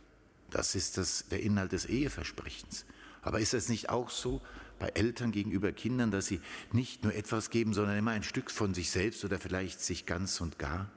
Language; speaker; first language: German; native; German